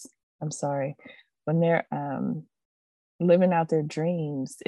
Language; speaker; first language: English; native; English